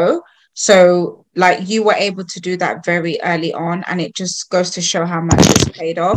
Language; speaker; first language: English; non-native, local second language; Krio